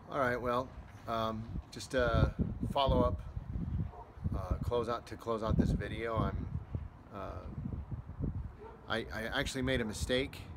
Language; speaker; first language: English; native; English